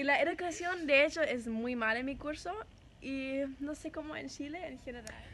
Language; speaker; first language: Spanish; non-native, fluent; German